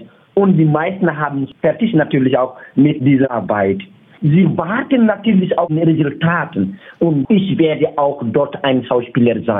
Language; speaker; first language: German; non-native, fluent; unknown